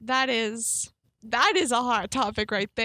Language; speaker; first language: English; native; English